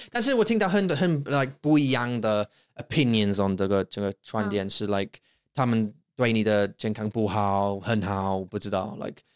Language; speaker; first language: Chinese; non-native, learner; English